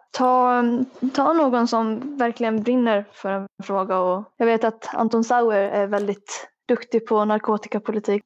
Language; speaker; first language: Swedish; native; Swedish